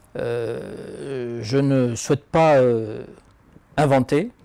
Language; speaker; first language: French; native; French